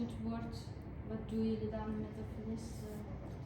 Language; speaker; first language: Dutch; non-native, learner; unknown